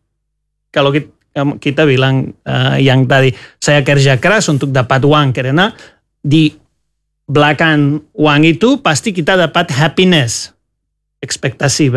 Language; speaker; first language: Indonesian; non-native, learner; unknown